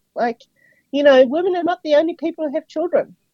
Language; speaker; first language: English; native; English